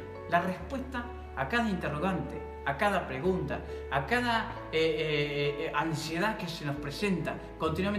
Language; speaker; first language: Spanish; native; Spanish